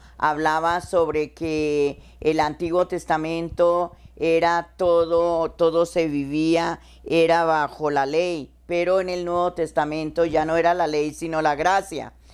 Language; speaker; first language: Spanish; native; Spanish